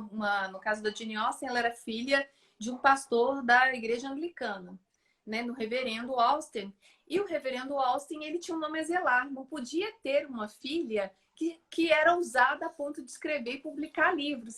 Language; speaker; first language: Portuguese; native; Portuguese